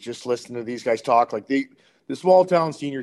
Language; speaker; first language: English; native; English